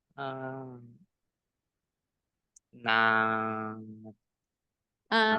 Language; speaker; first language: Chinese; non-native, learner; Indonesian